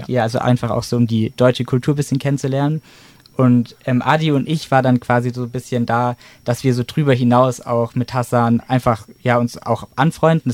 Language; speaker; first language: German; native; German